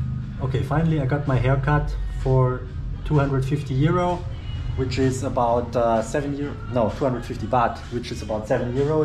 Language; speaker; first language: English; non-native, fluent; German